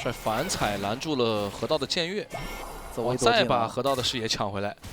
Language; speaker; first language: Chinese; native; Chinese